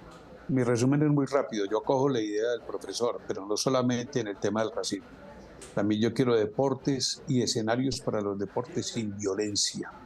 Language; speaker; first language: Spanish; native; Spanish